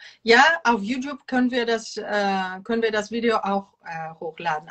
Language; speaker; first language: German; non-native, fluent; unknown